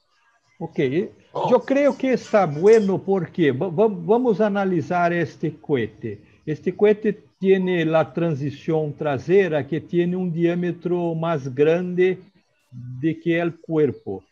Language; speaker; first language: Spanish; non-native, learner; Portuguese